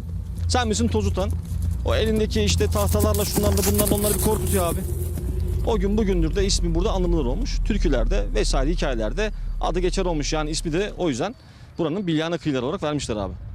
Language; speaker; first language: Turkish; native; Turkish